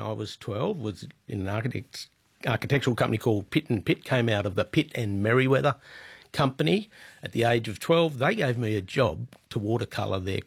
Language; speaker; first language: English; native; English